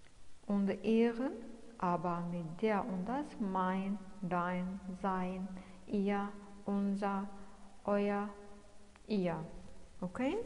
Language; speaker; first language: German; non-native, fluent; Arabic